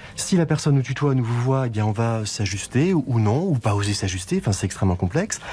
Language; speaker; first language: French; native; French